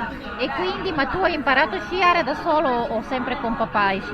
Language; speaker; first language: Italian; native; Italian